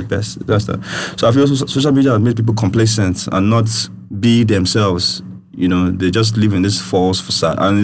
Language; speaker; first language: English; non-native, local second language; Yoruba